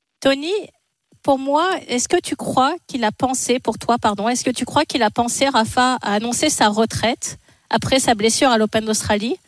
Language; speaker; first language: French; native; French